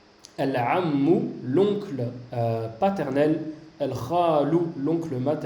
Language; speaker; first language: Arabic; non-native, fluent; French